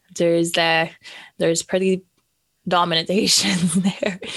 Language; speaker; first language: English; non-native, fluent; French